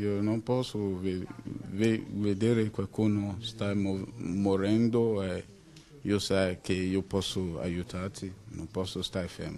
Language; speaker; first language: Italian; non-native, learner; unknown